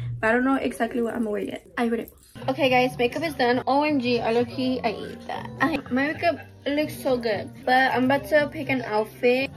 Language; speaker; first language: English; early bilingual, other home language; Spanish